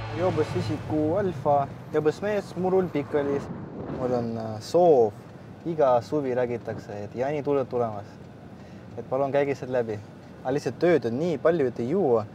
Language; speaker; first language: Estonian; non-native, local second language; Russian